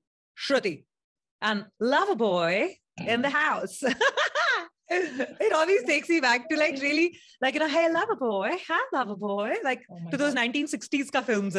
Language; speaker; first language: English; non-native, local second language; Hindi